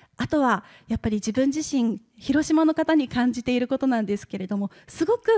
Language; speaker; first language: Japanese; native; Japanese